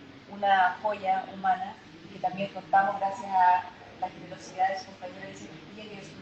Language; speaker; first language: Spanish; native; Spanish